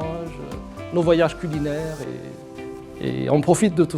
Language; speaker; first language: French; non-native, local second language; Malagasy